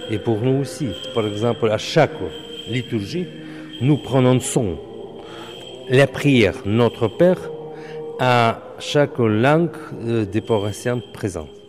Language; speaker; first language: French; non-native, fluent; Russian